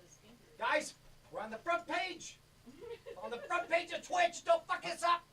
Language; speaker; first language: English; native; English